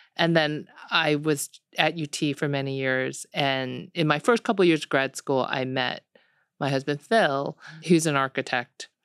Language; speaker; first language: English; early bilingual, other home language; Korean